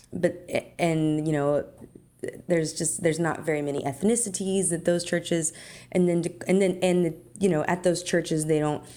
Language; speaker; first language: English; native; English